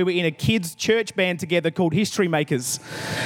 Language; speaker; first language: English; native; English